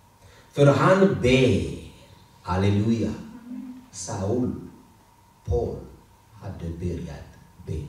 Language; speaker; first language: Swedish; non-native, fluent; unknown